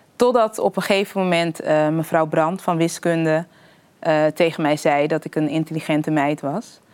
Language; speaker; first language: Dutch; early bilingual, other home language; Papiamento